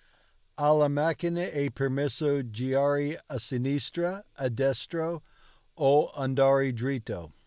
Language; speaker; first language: Italian; non-native, learner; English